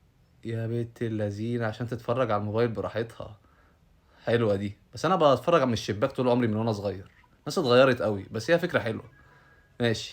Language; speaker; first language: Arabic; native; Arabic